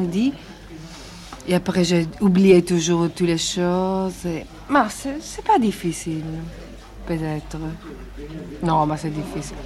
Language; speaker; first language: French; non-native, learner; Italian